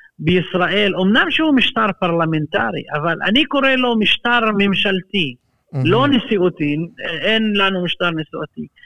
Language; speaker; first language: Hebrew; non-native, local second language; Arabic